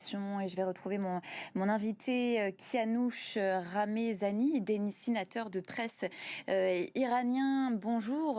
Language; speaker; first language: French; native; French